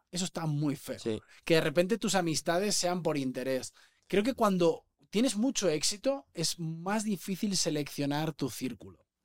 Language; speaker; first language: Spanish; native; Spanish